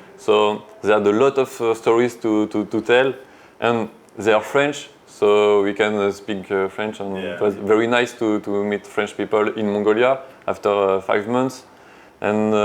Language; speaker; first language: English; non-native, learner; French